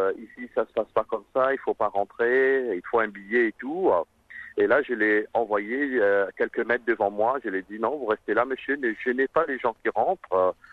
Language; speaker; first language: French; non-native, local second language; Morisyen